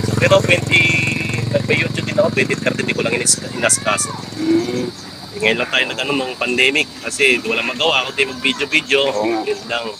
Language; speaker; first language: Filipino; non-native, local second language; Iloko